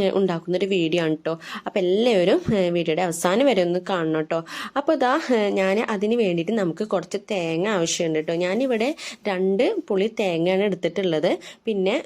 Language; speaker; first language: Malayalam; native; Malayalam